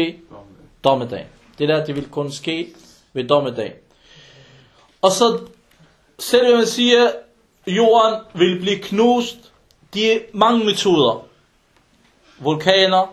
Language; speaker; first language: Danish; early bilingual, other home language; Arabic